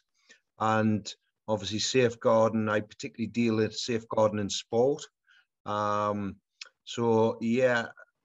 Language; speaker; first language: English; native; English